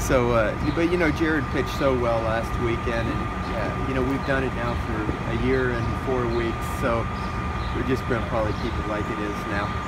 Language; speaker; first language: English; native; English